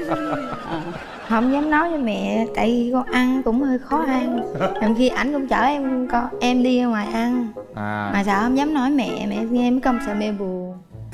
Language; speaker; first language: Vietnamese; native; Vietnamese